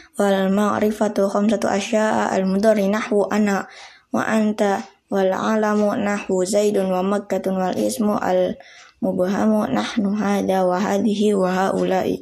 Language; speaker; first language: Arabic; non-native, learner; Indonesian